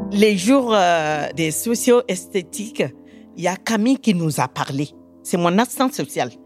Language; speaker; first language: French; non-native, local second language; Bambara